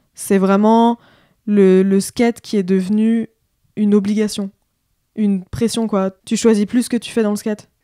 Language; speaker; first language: French; native; French